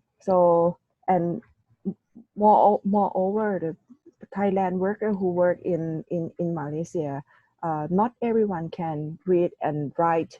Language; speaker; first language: English; non-native, learner; Thai